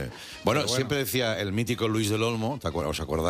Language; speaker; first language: Spanish; native; Spanish